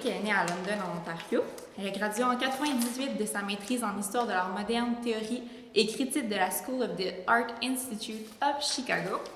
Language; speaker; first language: French; native; French